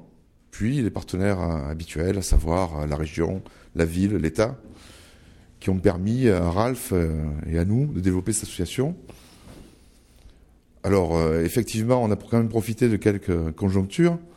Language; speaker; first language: French; native; French